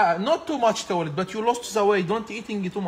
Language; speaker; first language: English; non-native, learner; Turkish